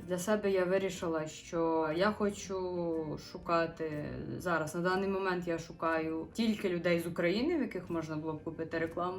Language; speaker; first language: Ukrainian; native; Ukrainian